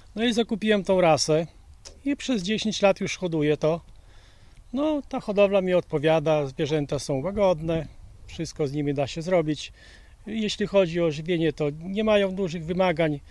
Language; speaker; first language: Polish; native; Polish